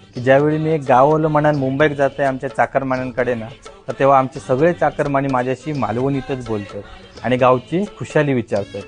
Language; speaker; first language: Marathi; non-native, local second language; Konkani